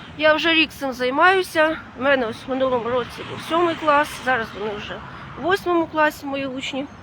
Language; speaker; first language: Ukrainian; non-native, fluent; Latvian